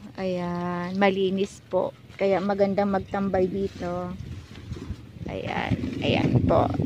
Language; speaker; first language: Filipino; non-native, local second language; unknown